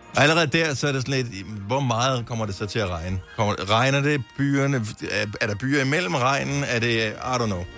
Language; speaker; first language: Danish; native; Danish